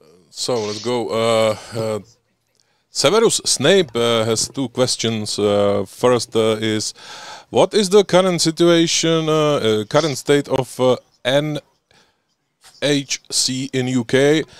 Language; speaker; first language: English; non-native, learner; Czech